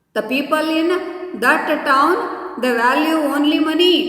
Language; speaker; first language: English; non-native, local second language; Kannada